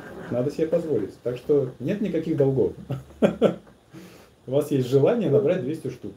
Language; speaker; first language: Russian; native; Russian